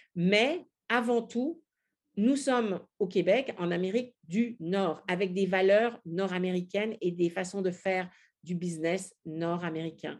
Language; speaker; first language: French; native; French